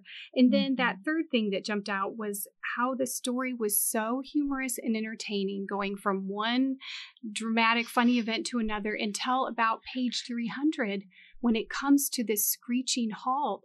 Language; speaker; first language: English; native; English